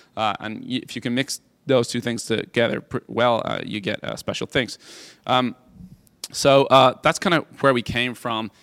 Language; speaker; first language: English; native; English